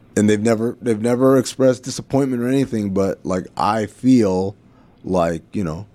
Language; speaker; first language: English; early bilingual, other home language; Arabic